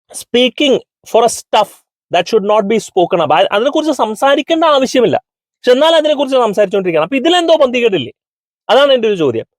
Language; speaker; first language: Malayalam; native; Malayalam